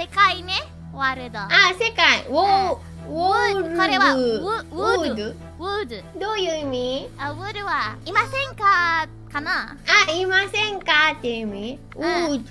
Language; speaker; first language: Japanese; non-native, learner; Indonesian